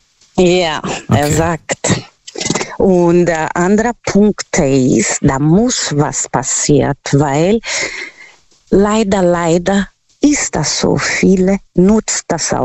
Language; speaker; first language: German; non-native, fluent; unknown